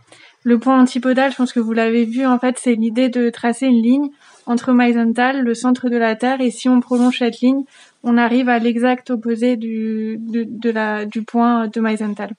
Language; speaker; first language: French; native; French